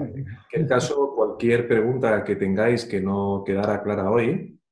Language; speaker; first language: Spanish; native; Spanish